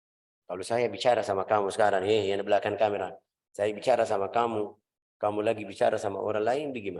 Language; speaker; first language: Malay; non-native, fluent; Arabic